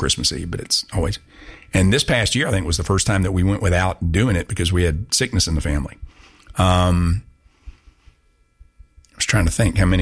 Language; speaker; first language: English; native; English